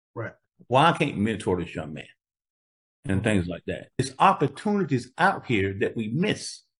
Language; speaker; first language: English; native; English